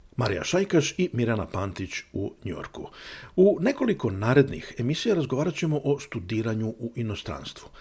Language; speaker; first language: Serbian; native; Serbian